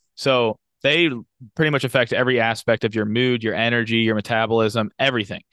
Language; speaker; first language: English; native; English